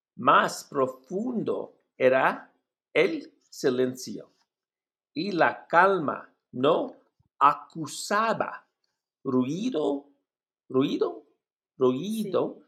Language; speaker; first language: Spanish; non-native, learner; English